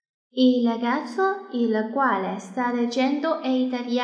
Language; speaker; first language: Italian; non-native, learner; Chinese